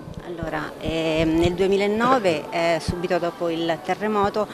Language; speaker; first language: Italian; native; Italian